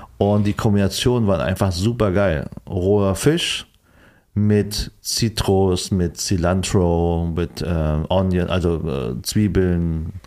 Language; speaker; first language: German; early bilingual, other home language; Vietnamese